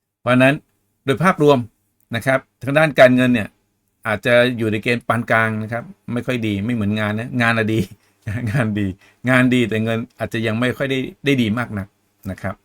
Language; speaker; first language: Thai; native; Thai